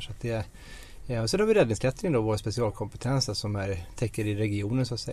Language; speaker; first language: Swedish; native; Swedish